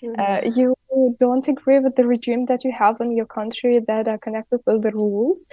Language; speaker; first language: English; non-native, fluent; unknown